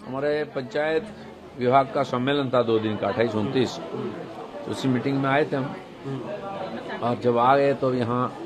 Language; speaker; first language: Hindi; non-native, local second language; Bangla